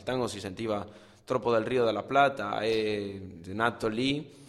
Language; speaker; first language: Italian; non-native, fluent; Spanish